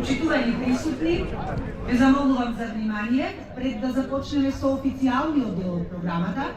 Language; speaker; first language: Macedonian; native; Macedonian